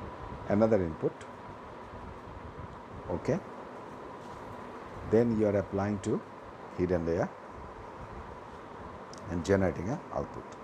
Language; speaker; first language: English; non-native, local second language; Bangla